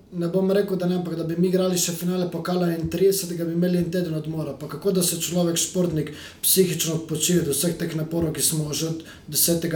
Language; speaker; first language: Slovenian; native; Slovenian